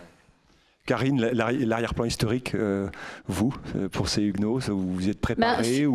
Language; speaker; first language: French; native; French